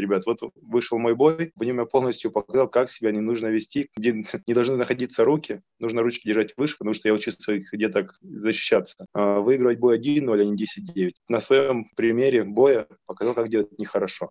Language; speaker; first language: Russian; native; Russian